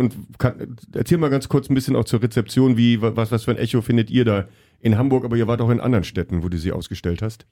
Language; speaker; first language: German; native; German